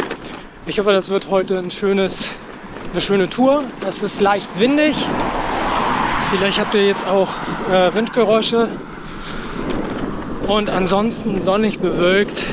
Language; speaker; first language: German; native; German